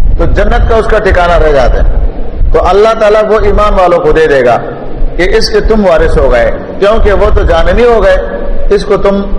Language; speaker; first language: Urdu; non-native, local second language; Pashto